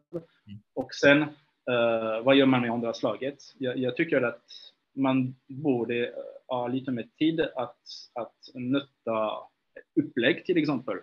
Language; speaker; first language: Swedish; non-native, fluent; French